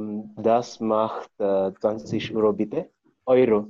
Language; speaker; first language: German; non-native, learner; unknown